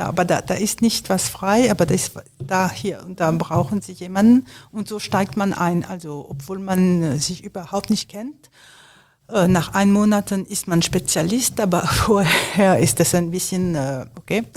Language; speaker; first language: German; non-native, fluent; French